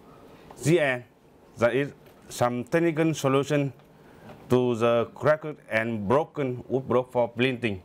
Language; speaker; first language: English; non-native, learner; Vietnamese